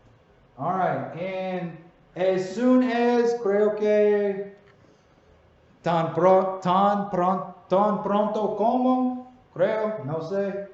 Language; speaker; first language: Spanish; non-native, learner; English